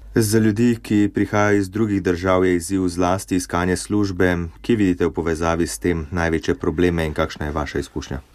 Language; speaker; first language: Slovenian; native; Slovenian